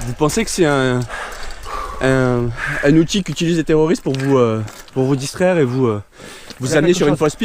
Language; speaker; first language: French; native; French